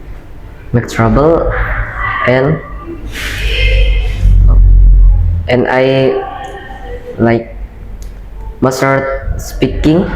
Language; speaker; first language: English; non-native, learner; Indonesian